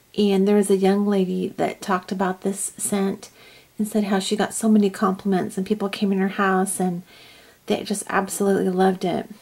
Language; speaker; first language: English; native; English